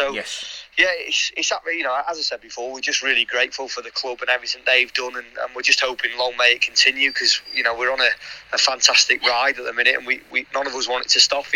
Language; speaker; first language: English; native; English